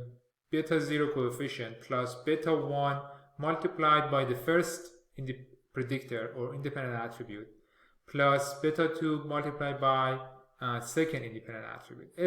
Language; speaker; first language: English; non-native, fluent; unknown